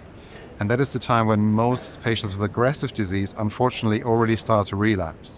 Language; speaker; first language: English; non-native, fluent; German